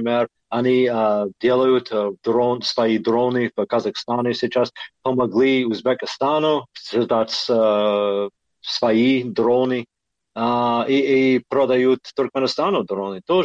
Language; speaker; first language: Russian; non-native, fluent; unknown